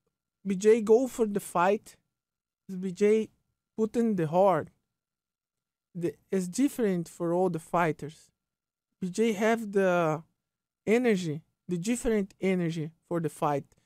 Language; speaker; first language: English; non-native, learner; Portuguese